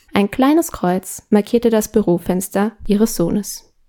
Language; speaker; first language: German; non-native, fluent; Spanish